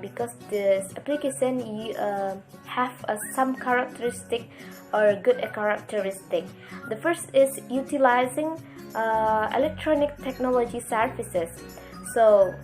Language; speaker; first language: English; non-native, learner; Indonesian